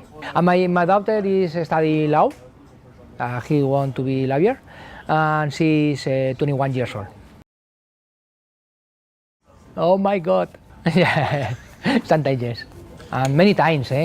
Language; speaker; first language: English; non-native, learner; Spanish